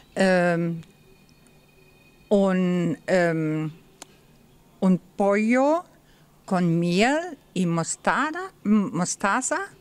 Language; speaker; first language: Spanish; non-native, learner; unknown